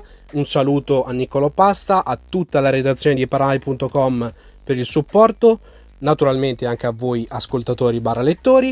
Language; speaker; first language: Italian; native; Italian